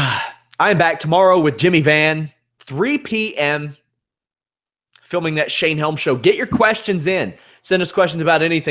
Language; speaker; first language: English; native; English